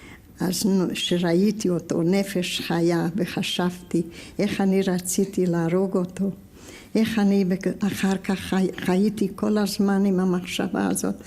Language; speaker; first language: Hebrew; non-native, fluent; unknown